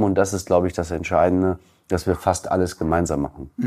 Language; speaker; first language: German; native; German